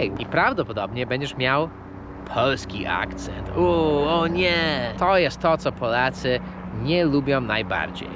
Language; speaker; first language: Polish; non-native, fluent; English